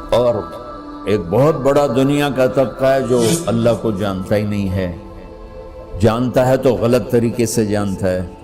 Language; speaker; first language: Urdu; non-native, local second language; Punjabi